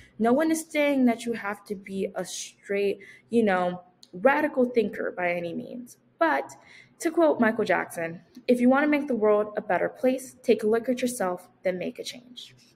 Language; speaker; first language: English; native; English